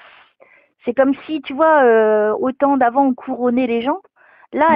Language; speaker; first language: French; native; French